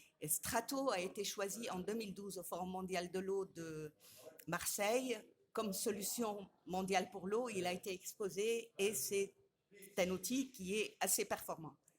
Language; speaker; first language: French; non-native, local second language; Arabic